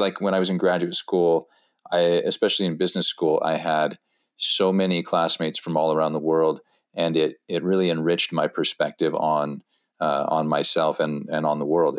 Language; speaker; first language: English; native; English